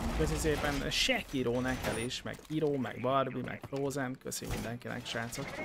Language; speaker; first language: Hungarian; native; Hungarian